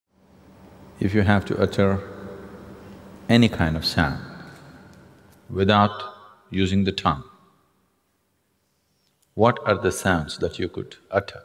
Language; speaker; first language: English; non-native, local second language; Tamil